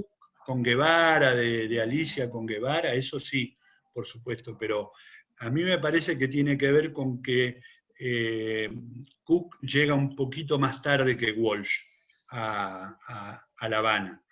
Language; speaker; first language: Spanish; native; Spanish